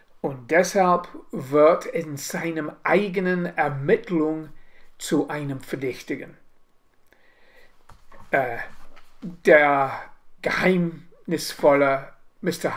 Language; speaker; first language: German; non-native, learner; English